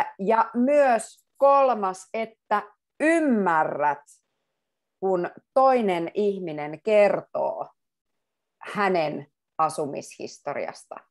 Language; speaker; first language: Finnish; native; Finnish